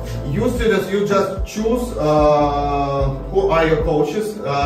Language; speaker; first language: English; non-native, fluent; Russian